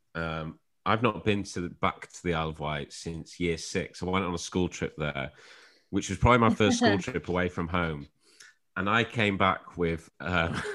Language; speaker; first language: English; native; English